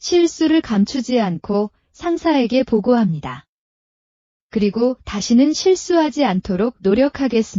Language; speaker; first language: Korean; non-native, learner; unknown